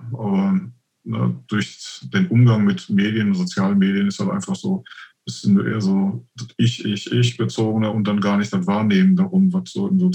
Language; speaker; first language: German; native; German